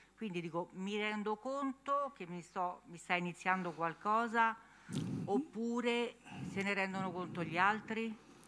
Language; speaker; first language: Italian; native; Italian